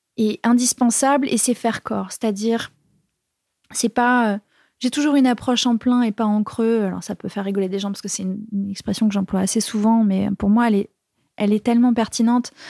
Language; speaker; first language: French; native; French